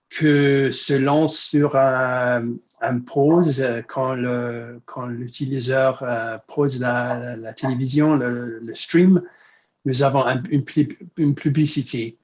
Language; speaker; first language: French; non-native, fluent; English